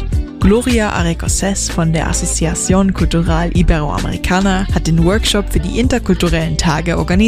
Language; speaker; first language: German; native; German